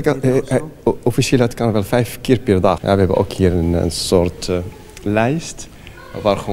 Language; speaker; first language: Dutch; non-native, fluent; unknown